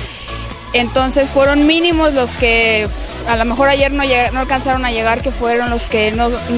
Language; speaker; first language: Spanish; native; Spanish